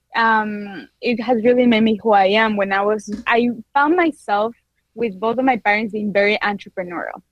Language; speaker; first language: English; non-native, fluent; Spanish